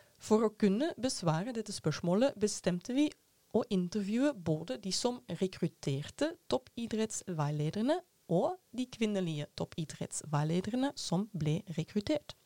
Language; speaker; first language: Norwegian; non-native, fluent; Dutch